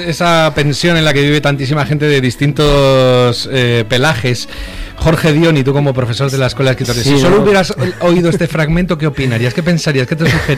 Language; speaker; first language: Spanish; native; Spanish